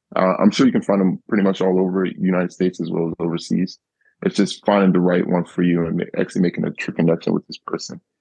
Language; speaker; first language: English; native; English